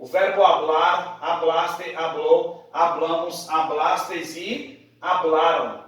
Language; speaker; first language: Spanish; non-native, fluent; Portuguese